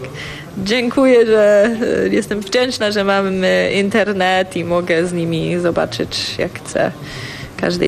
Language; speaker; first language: Polish; non-native, fluent; English